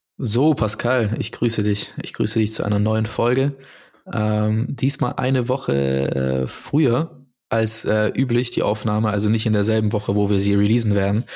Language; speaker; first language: German; native; German